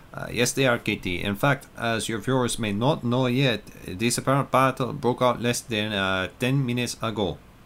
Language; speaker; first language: English; native; English